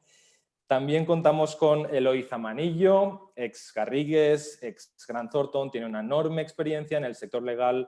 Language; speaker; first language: Spanish; native; Spanish